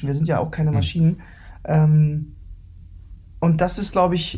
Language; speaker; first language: German; native; German